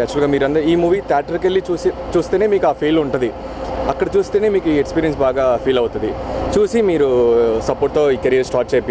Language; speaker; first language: Telugu; non-native, learner; Tamil